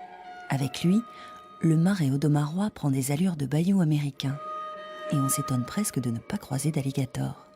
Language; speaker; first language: French; native; French